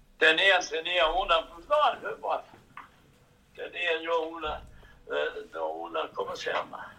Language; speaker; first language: Spanish; non-native, fluent; Serbian